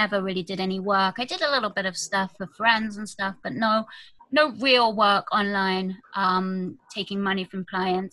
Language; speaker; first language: English; native; English